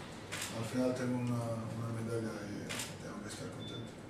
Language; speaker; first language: Spanish; non-native, fluent; Croatian